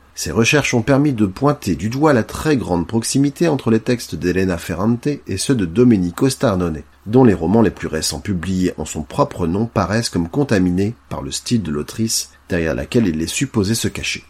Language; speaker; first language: French; native; French